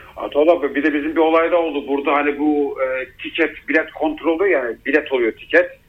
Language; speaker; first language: Turkish; early bilingual, heritage; Turkish